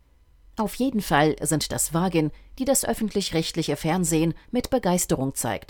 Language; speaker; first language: German; native; German